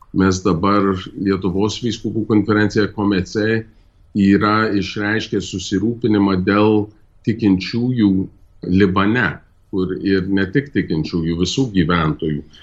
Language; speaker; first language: Lithuanian; early bilingual, heritage; Lithuanian